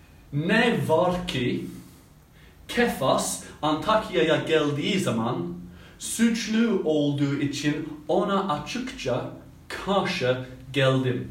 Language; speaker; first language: Turkish; non-native, fluent; English